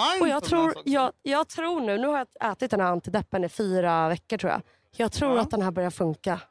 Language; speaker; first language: Swedish; native; Swedish